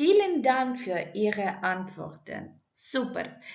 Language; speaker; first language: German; non-native, learner; Ukrainian